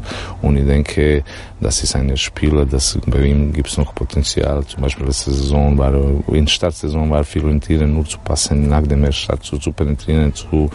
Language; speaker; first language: German; non-native, learner; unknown